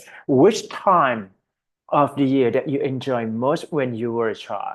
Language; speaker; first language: English; non-native, fluent; Thai